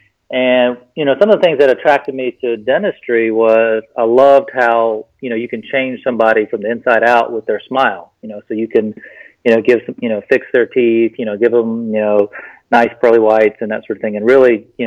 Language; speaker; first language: English; native; English